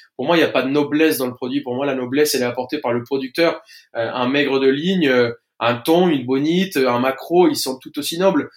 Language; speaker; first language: French; non-native, fluent; Spanish